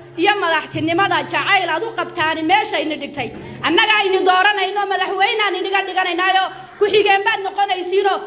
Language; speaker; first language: Somali; native; Somali